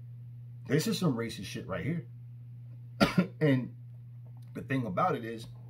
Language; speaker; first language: English; native; English